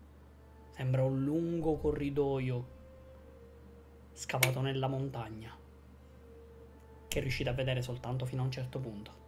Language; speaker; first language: Italian; native; Italian